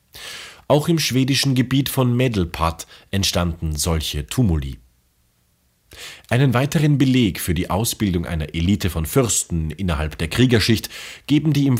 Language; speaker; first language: German; native; German